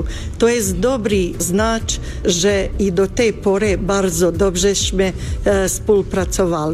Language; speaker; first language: Polish; non-native, fluent; Bosnian